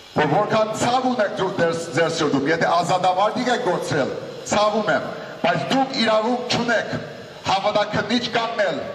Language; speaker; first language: Armenian; early bilingual, heritage; Armenian